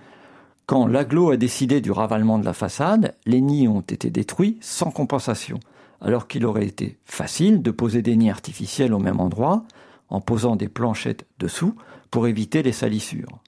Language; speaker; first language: French; native; French